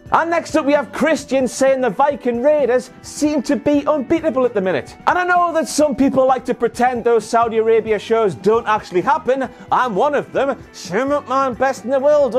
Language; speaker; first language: English; native; English